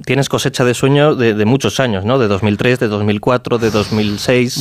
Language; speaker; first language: Spanish; native; Spanish